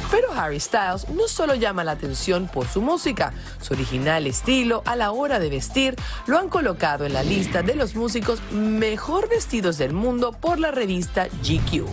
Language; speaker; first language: Spanish; native; Spanish